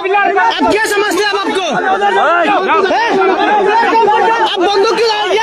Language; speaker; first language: Hindi; non-native, learner; Bangla